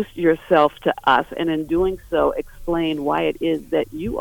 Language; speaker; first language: English; native; English